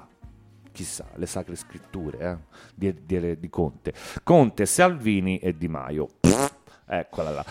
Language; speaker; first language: Italian; native; Italian